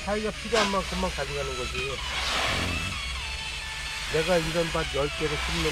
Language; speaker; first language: Korean; native; Korean